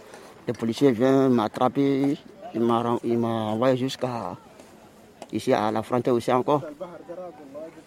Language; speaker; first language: French; non-native, learner; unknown